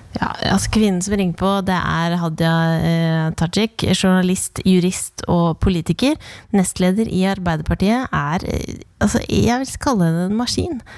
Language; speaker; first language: Norwegian; native; Norwegian